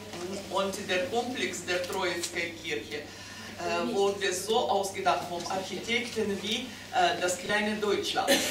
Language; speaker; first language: German; non-native, fluent; Russian